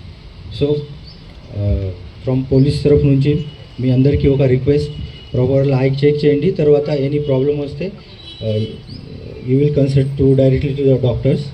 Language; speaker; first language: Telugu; non-native, learner; Hindi